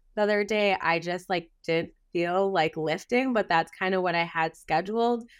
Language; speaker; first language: English; native; English